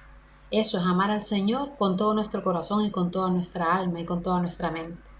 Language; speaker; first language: Spanish; native; Spanish